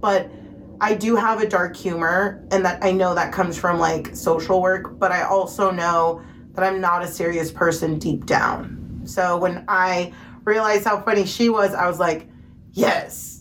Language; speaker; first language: English; early bilingual, other home language; Spanish